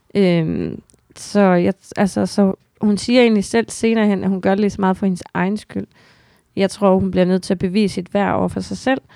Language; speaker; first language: Danish; native; Danish